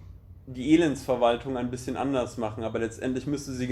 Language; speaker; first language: German; native; German